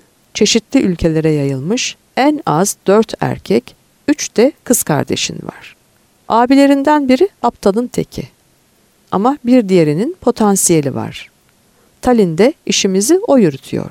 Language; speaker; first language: Turkish; native; Turkish